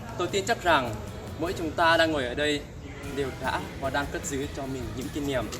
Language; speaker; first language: Vietnamese; non-native, fluent; Lao